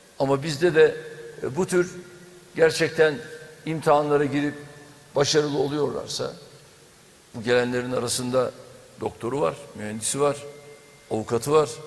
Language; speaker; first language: Turkish; native; Turkish